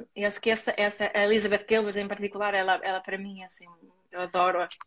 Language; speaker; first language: Portuguese; non-native, fluent; Swedish